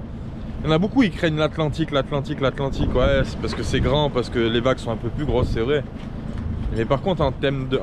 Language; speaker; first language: French; native; French